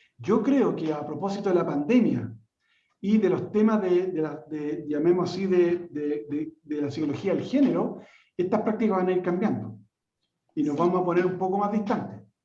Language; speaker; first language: Spanish; native; Spanish